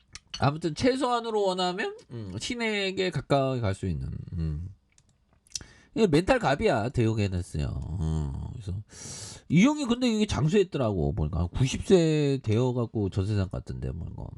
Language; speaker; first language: Korean; native; Korean